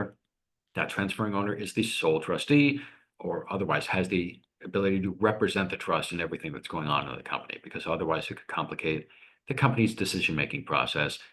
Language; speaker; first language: English; native; English